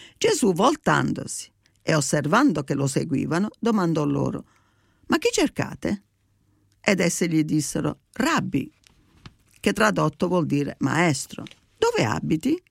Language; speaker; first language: Italian; early bilingual, heritage; Italian